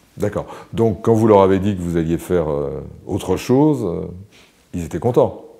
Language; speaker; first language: French; native; French